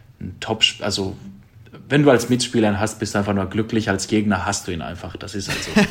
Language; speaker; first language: German; non-native, fluent; Greek